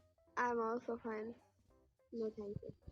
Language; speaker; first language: English; non-native, learner; Bangla